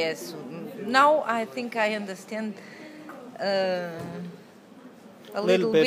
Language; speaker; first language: English; non-native, learner; Portuguese